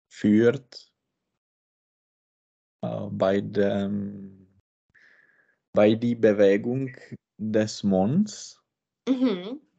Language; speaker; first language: German; non-native, learner; Czech